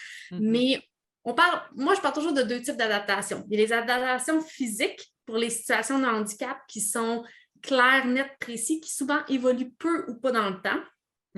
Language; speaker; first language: French; native; French